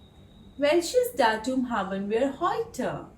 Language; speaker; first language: German; non-native, fluent; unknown